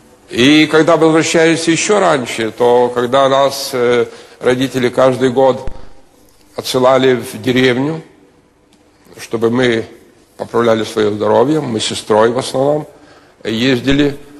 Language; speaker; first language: Russian; non-native, fluent; Lithuanian